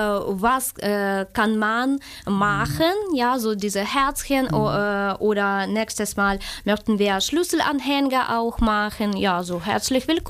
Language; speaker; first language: German; non-native, learner; Ukrainian